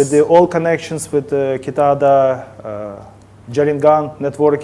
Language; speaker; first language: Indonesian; non-native, learner; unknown